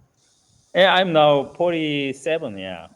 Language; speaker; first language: English; non-native, learner; Korean